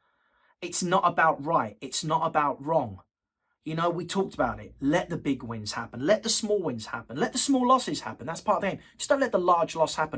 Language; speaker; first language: English; native; English